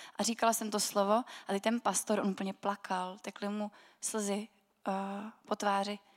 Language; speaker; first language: Czech; native; Czech